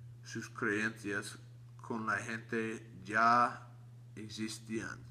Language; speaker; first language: Spanish; non-native, learner; English